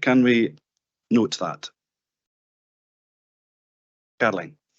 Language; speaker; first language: English; native; English